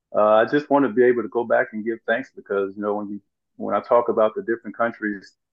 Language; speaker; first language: English; native; English